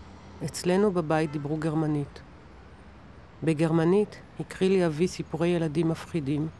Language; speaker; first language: Hebrew; non-native, local second language; German